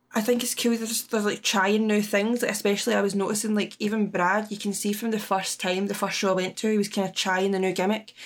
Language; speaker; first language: English; native; English